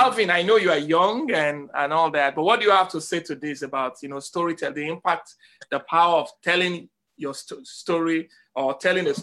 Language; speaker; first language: English; non-native, local second language; Yoruba